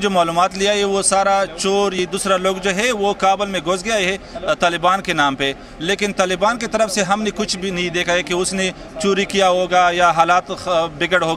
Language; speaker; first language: Hindi; non-native, fluent; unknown